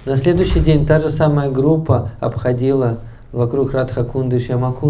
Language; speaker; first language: Russian; native; Russian